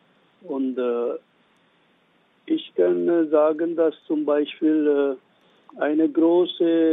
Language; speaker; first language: German; non-native, learner; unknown